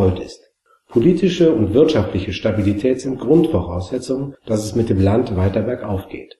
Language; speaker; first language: German; native; German